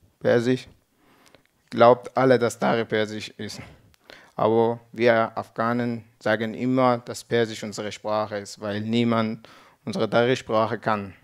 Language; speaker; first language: German; non-native, learner; Persian